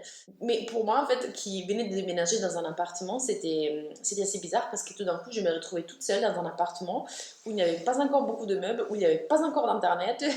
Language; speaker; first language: French; non-native, fluent; German